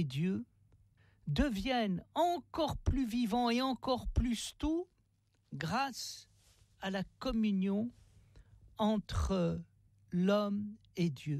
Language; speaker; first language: French; native; French